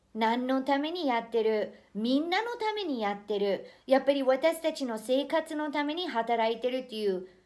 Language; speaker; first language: Japanese; non-native, fluent; English